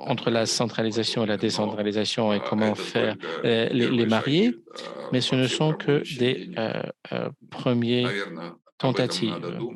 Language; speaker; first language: French; non-native, fluent; Russian